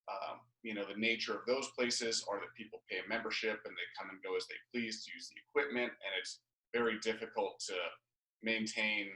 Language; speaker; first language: English; native; English